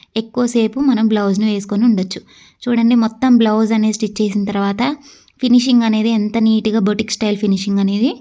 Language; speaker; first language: Telugu; native; Telugu